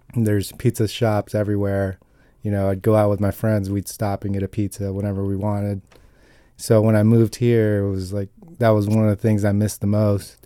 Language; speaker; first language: English; non-native, fluent; Italian